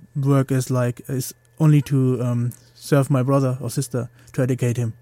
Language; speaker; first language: English; non-native, fluent; German